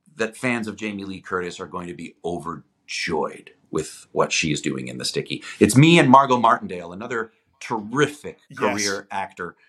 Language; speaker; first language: English; non-native, fluent; Greek